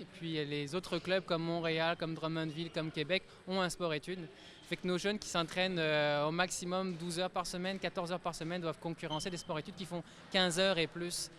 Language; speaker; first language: French; native; French